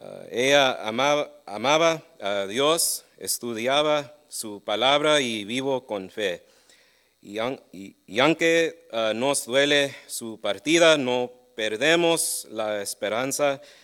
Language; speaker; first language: Spanish; early bilingual, heritage; Spanish